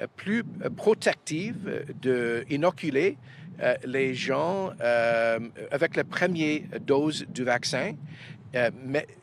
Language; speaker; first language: French; non-native, fluent; English